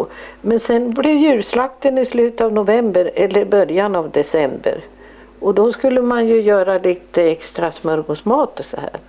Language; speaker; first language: Swedish; native; Swedish